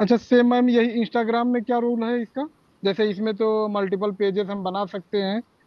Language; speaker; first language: Hindi; native; Hindi